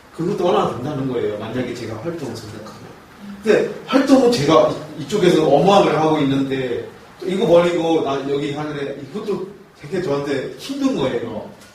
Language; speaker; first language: Korean; non-native, fluent; Burmese